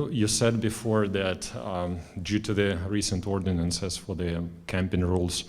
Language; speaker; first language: English; non-native, fluent; Russian